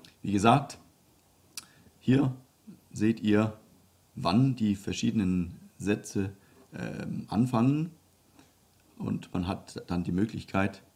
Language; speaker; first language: German; non-native, fluent; Danish